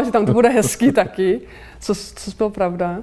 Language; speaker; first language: Czech; non-native, fluent; Danish